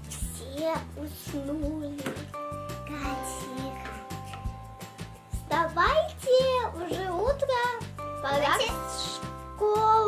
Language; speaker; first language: Russian; early bilingual, heritage; Russian